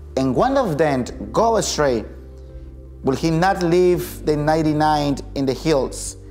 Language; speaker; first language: English; non-native, fluent; Spanish